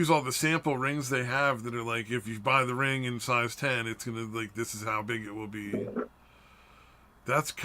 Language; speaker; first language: English; native; English